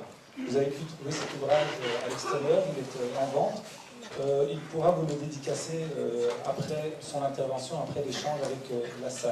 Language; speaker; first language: French; native; French